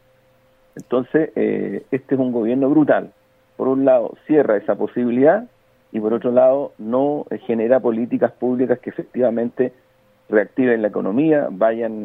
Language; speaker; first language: Spanish; native; Spanish